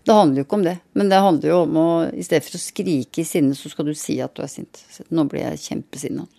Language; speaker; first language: Norwegian; native; Norwegian